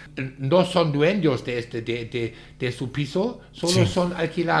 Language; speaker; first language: Spanish; non-native, fluent; German